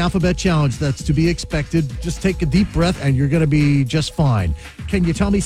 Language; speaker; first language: English; native; English